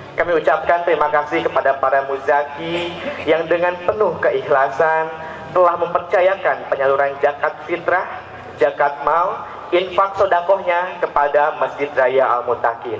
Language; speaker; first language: Indonesian; native; Indonesian